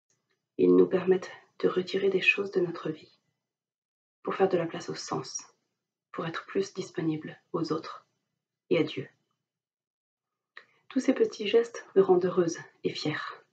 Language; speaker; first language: French; native; French